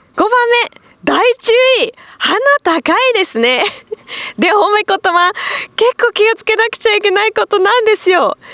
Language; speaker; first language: Japanese; non-native, fluent; German